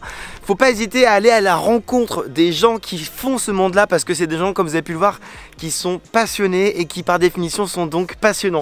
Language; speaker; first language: French; native; French